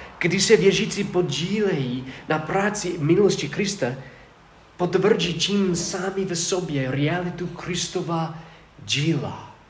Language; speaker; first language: Czech; non-native, fluent; English